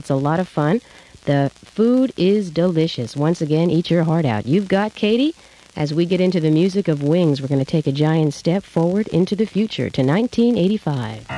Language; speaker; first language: English; native; English